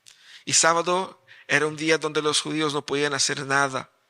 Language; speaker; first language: Spanish; native; Spanish